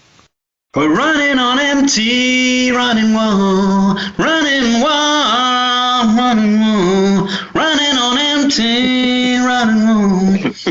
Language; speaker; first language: English; native; English